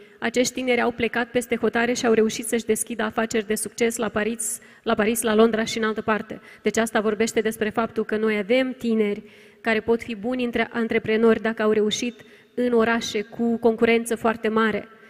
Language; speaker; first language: Romanian; native; Romanian